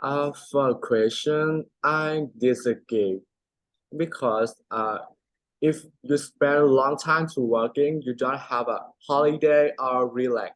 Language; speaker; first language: English; non-native, learner; Thai